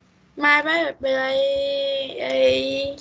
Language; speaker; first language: English; non-native, learner; Vietnamese